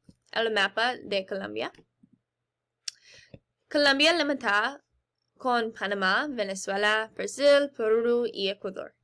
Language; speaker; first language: Spanish; non-native, learner; English